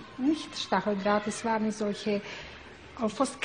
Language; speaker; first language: German; non-native, learner; Hungarian